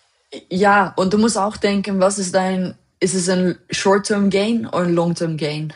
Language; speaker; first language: German; non-native, fluent; Dutch